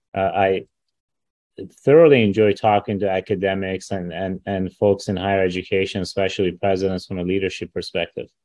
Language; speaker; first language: English; early bilingual, other home language; Persian